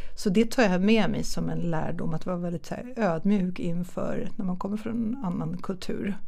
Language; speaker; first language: Swedish; early bilingual, other home language; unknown